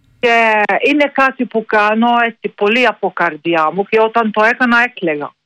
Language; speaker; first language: Greek; non-native, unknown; Maltese